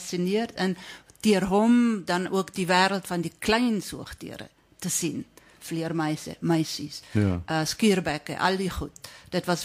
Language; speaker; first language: Afrikaans; non-native, fluent; German